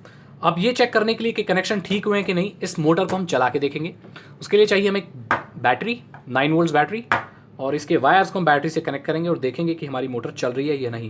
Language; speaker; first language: Hindi; native; Hindi